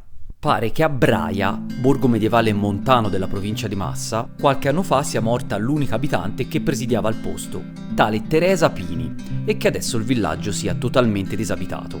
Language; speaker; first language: Italian; native; Italian